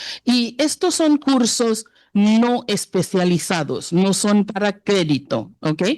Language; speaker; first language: Spanish; non-native, fluent; English